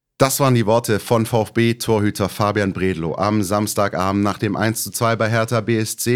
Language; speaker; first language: German; native; German